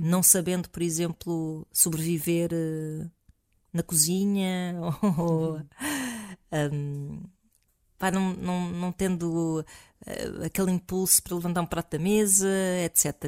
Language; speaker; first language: Portuguese; native; Portuguese